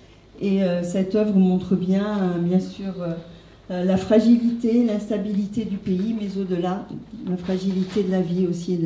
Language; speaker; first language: French; native; French